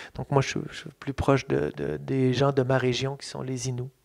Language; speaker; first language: French; native; French